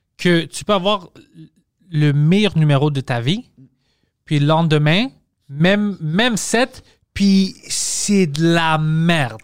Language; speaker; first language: French; early bilingual, other home language; Greek